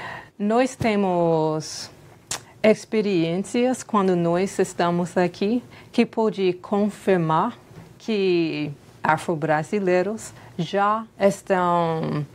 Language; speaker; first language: Portuguese; non-native, fluent; English